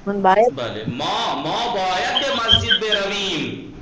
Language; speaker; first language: Persian; non-native, fluent; Urdu